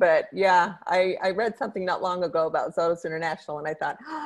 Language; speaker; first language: English; native; English